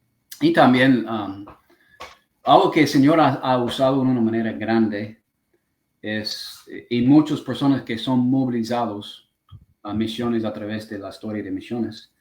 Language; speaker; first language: Spanish; non-native, fluent; English